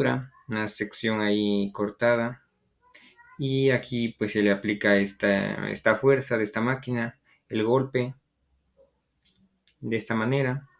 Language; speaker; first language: Spanish; native; Spanish